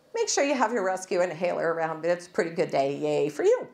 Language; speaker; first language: English; native; English